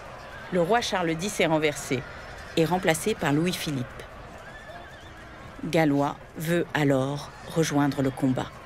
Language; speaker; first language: French; native; French